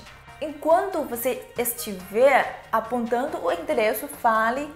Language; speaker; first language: Portuguese; non-native, fluent; Chinese